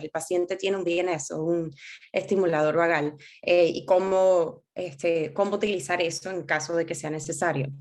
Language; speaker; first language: Spanish; native; Spanish